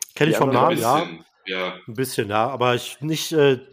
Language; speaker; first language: German; native; German